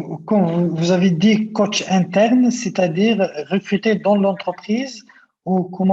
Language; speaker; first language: French; non-native, local second language; Arabic